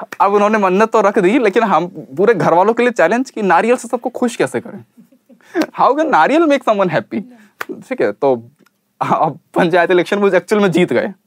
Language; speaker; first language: Hindi; native; Hindi